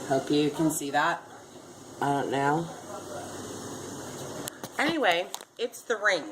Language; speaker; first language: English; native; English